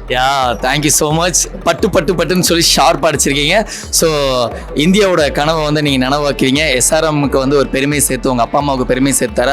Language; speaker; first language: Tamil; native; Tamil